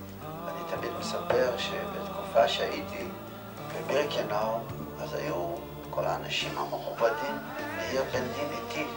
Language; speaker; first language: Hebrew; non-native, fluent; Yiddish